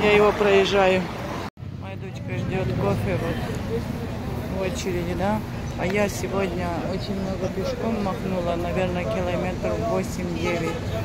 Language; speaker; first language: Russian; native; Russian